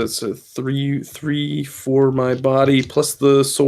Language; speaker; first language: English; native; English